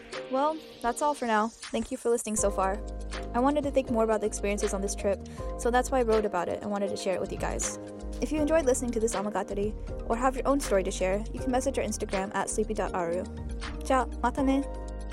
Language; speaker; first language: English; native; English